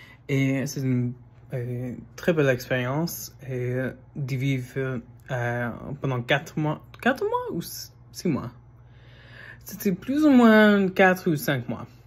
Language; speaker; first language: French; non-native, fluent; English